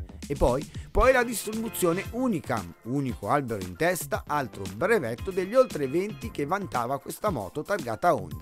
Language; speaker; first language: Italian; native; Italian